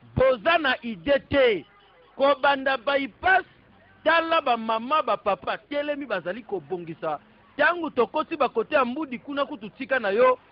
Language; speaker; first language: Lingala; native; Lingala